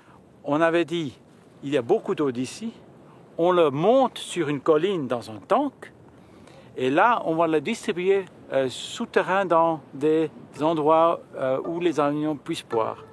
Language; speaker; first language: French; early bilingual, heritage; Spanish